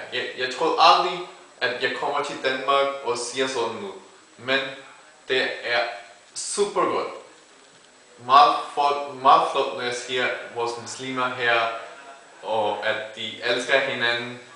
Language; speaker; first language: Danish; non-native, fluent; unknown